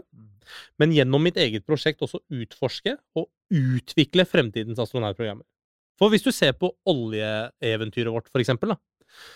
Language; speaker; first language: Norwegian; early bilingual, other home language; Persian